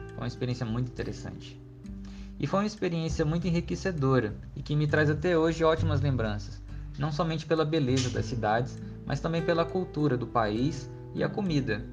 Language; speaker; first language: Portuguese; native; Portuguese